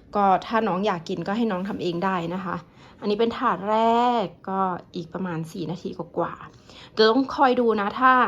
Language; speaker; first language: Thai; native; Thai